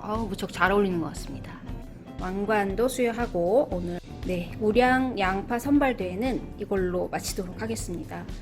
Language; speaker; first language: Korean; native; Korean